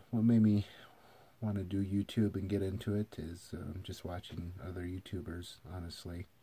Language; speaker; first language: English; native; English